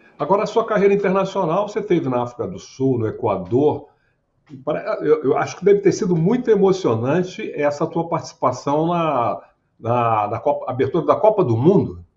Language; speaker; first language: Portuguese; native; Portuguese